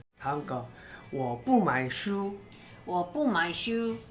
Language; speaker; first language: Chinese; non-native, fluent; Korean